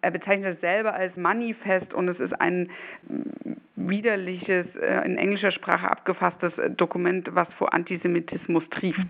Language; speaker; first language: German; native; German